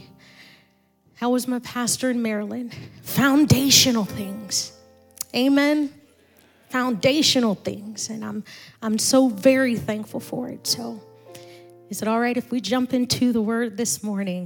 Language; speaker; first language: English; native; English